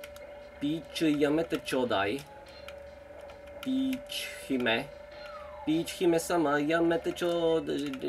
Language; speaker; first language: Japanese; non-native, learner; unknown